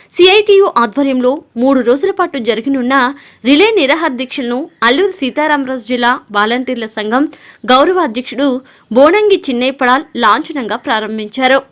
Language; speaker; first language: Telugu; native; Telugu